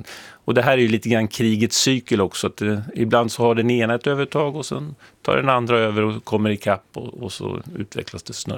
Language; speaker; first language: Swedish; native; Swedish